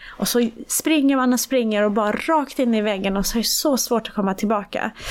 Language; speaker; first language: Swedish; early bilingual, other home language; Persian